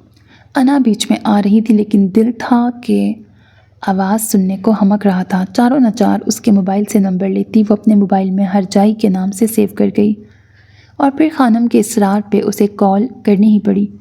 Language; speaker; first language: Urdu; native; Urdu